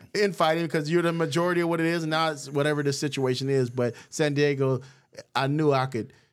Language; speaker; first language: English; native; English